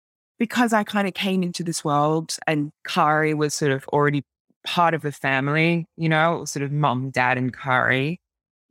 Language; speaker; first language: English; native; English